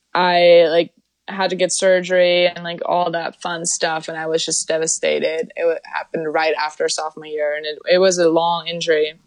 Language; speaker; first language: English; non-native, fluent; German